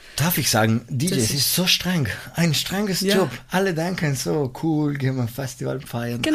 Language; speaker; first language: German; non-native, local second language; Italian